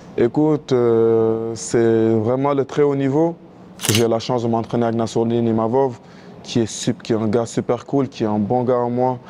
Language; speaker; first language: French; non-native, local second language; Wolof